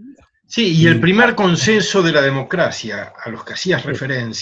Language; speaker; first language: Spanish; native; Spanish